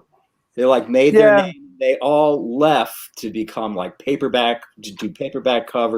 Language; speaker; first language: English; native; English